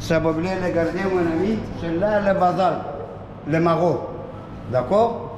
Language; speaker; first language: French; non-native, learner; Arabic